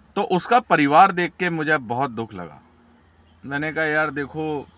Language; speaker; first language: Hindi; non-native, local second language; Punjabi